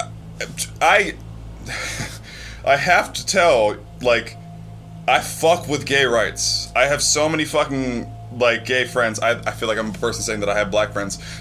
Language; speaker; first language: English; native; English